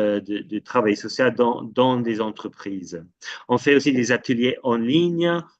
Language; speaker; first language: French; non-native, fluent; English